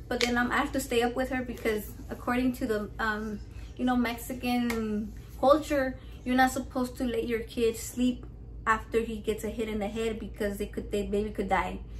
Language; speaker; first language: English; early bilingual, other home language; Spanish